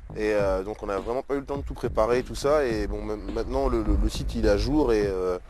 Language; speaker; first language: French; native; French